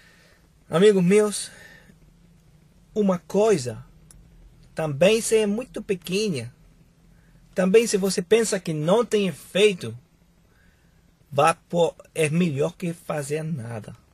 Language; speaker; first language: Portuguese; non-native, fluent; Spanish